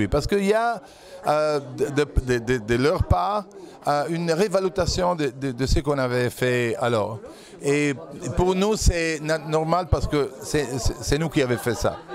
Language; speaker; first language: French; non-native, fluent; Italian